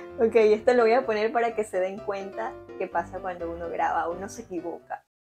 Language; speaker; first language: Spanish; native; Spanish